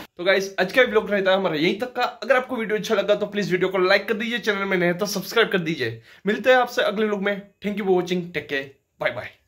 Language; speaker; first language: Hindi; non-native, local second language; Gujarati